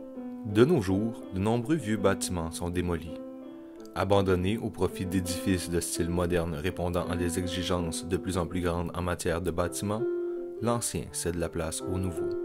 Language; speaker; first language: French; native; French